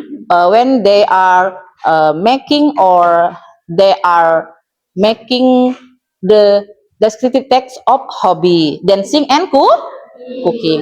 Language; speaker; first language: English; non-native, learner; Indonesian